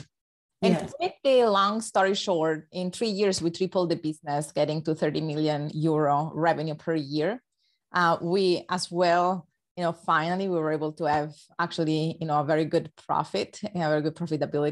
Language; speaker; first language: English; non-native, fluent; Italian